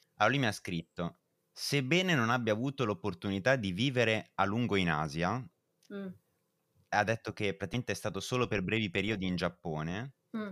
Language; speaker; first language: Italian; native; Italian